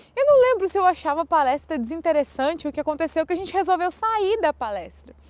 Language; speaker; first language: Portuguese; native; Portuguese